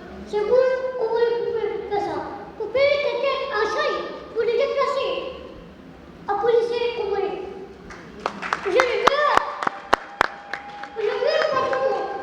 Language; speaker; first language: French; non-native, learner; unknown